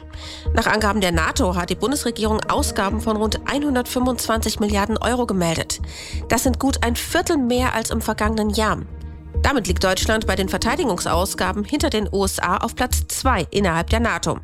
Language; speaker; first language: German; native; German